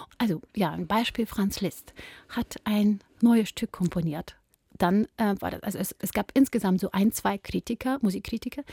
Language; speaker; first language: German; non-native, fluent; Russian